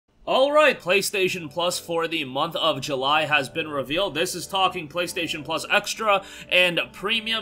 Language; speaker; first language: English; native; English